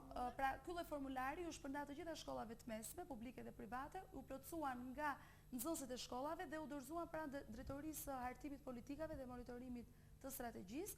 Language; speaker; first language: Albanian; native; Albanian